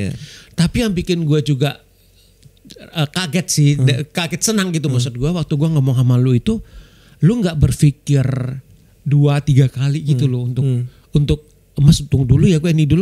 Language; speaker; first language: Indonesian; native; Indonesian